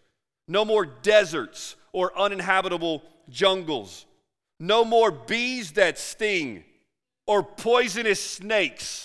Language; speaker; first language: English; native; English